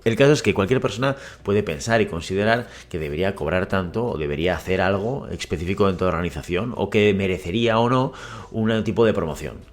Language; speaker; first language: Spanish; native; Spanish